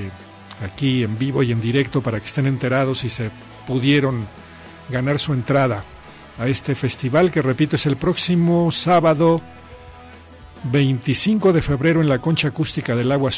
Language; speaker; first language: Spanish; native; Spanish